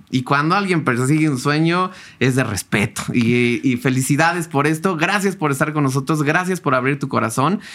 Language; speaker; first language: Spanish; native; Spanish